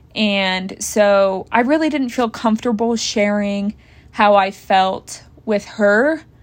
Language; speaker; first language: English; native; English